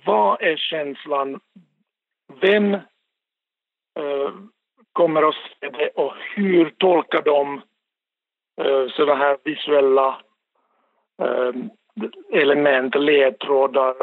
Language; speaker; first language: Swedish; non-native, local second language; Finnish